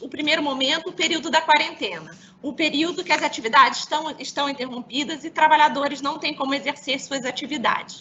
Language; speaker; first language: Portuguese; native; Portuguese